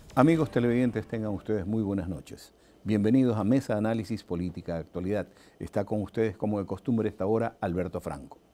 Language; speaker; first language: Spanish; native; Spanish